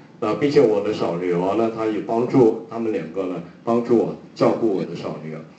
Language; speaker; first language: Chinese; non-native, local second language; Cantonese